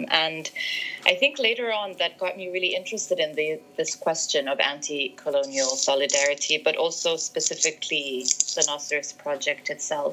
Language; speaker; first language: English; non-native, local second language; Arabic